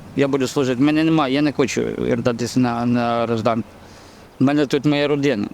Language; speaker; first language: Ukrainian; native; Ukrainian